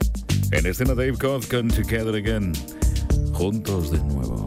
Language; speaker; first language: Spanish; native; Spanish